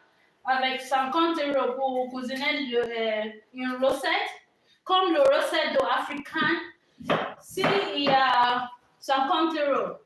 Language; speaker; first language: French; non-native, learner; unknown